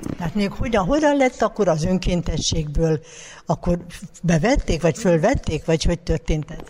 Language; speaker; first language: Hungarian; native; Hungarian